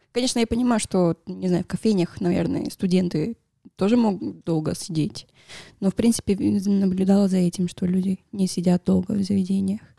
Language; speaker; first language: Russian; non-native, fluent; Spanish